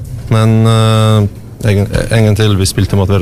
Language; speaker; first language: Norwegian; non-native, learner; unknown